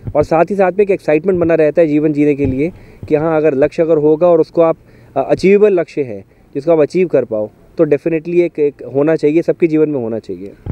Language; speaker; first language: Hindi; native; Hindi